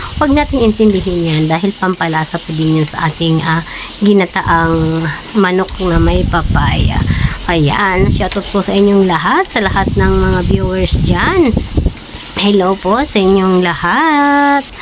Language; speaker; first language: Filipino; non-native, local second language; Bikol